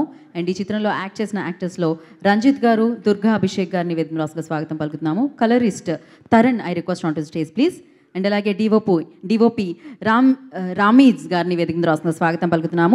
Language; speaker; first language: Telugu; native; Telugu